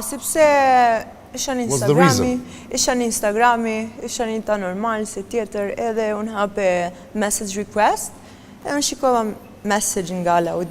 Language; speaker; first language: Albanian; non-native, learner; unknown